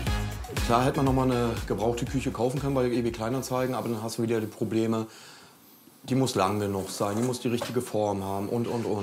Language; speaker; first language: German; native; German